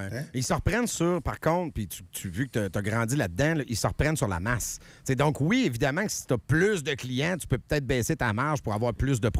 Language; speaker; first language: French; native; French